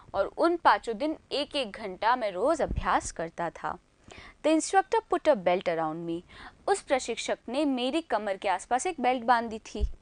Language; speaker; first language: Hindi; native; Hindi